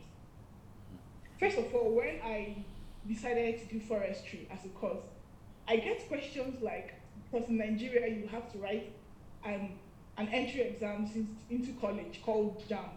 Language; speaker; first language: English; non-native, local second language; Igbo